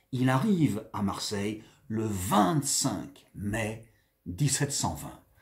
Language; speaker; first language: French; native; French